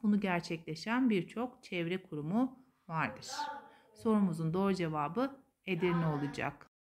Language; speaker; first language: Turkish; native; Turkish